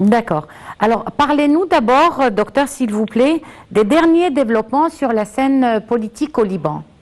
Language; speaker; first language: French; non-native, fluent; Arabic